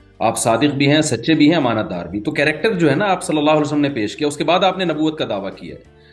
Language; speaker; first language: Urdu; native; Urdu